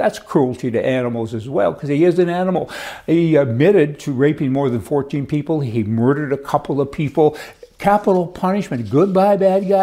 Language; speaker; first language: English; native; English